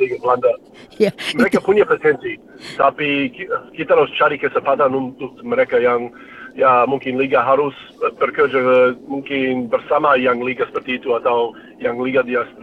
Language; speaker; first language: Indonesian; non-native, fluent; English